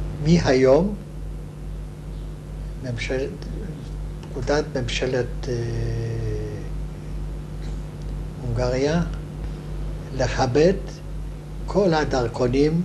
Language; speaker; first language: Hebrew; non-native, fluent; Hungarian